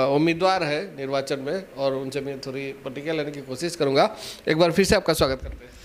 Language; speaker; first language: Hindi; native; Hindi